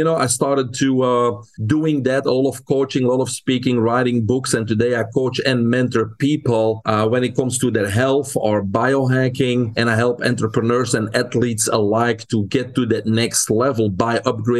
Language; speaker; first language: English; non-native, fluent; Dutch